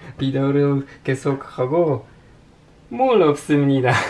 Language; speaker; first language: Korean; non-native, learner; Polish